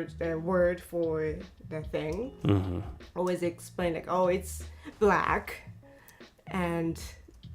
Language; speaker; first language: English; non-native, learner; Japanese